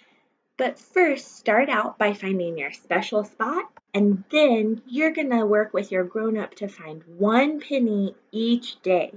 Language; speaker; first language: English; native; English